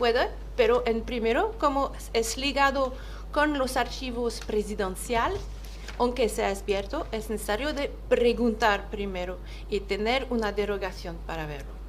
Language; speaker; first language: Spanish; non-native, fluent; French